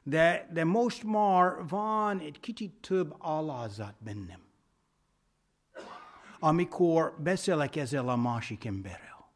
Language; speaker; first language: Hungarian; non-native, fluent; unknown